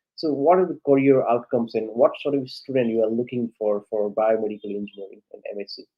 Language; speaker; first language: English; non-native, local second language; Nepali